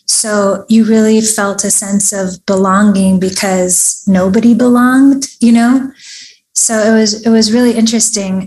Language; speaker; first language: English; early bilingual, other home language; Persian